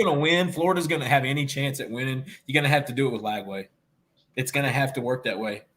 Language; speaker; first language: English; native; English